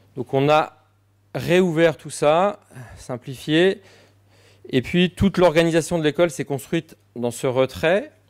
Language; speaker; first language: French; native; French